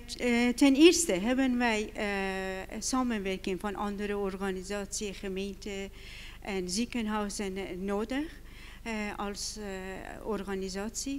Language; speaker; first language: Dutch; non-native, learner; Persian